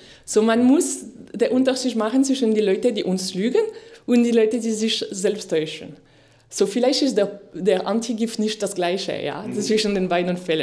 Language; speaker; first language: German; non-native, fluent; French